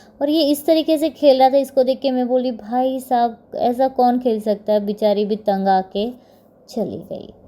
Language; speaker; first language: Hindi; non-native, local second language; Marathi